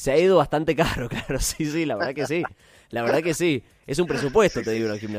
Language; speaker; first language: Spanish; native; Spanish